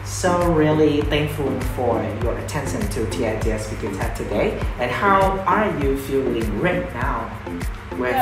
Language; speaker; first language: English; non-native, fluent; Vietnamese